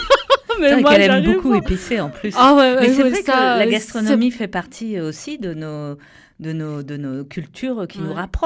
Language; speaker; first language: French; native; French